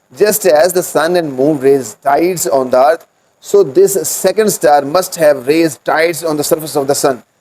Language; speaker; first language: English; non-native, local second language; Urdu